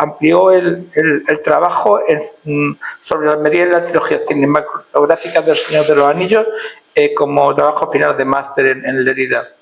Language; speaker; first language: Spanish; native; Spanish